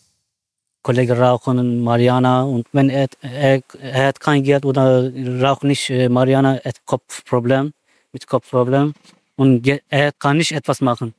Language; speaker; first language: German; non-native, learner; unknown